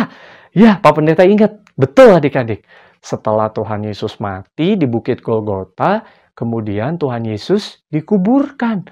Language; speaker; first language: Indonesian; native; Indonesian